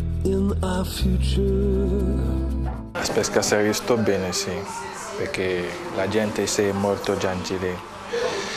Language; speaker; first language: Italian; non-native, learner; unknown